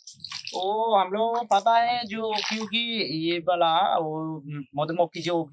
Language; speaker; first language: Hindi; non-native, local second language; Bangla